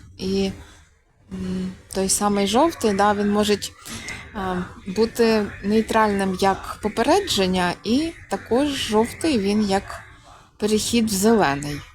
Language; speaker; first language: Ukrainian; native; Ukrainian